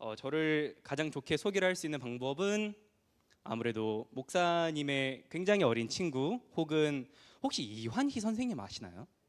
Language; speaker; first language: Korean; early bilingual, heritage; Korean